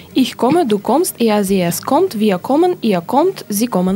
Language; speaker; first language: German; non-native, learner; Russian